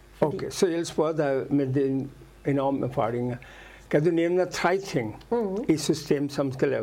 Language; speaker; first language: Danish; non-native, fluent; Urdu